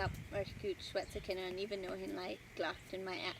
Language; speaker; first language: German; early bilingual, heritage; Pennsylvania German